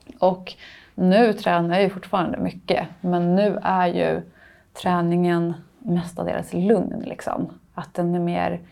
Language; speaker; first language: Swedish; native; Swedish